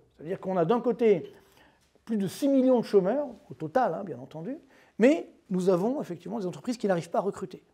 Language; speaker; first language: French; native; French